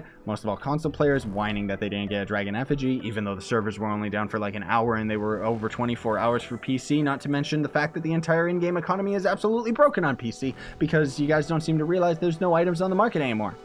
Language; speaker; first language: English; native; English